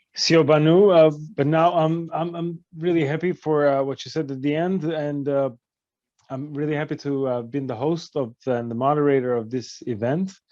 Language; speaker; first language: English; non-native, fluent; Albanian